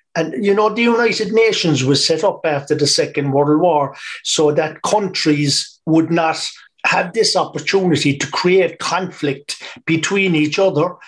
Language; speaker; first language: English; native; English